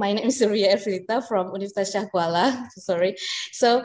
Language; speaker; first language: English; non-native, fluent; Indonesian